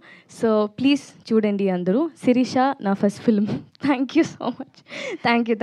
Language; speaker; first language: Telugu; non-native, learner; Tamil